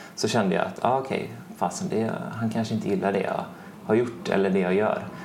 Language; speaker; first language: Swedish; native; Swedish